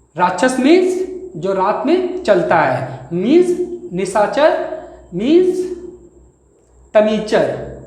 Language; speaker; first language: Hindi; native; Hindi